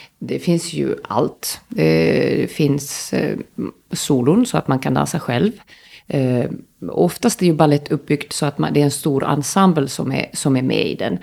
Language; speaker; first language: Swedish; native; Swedish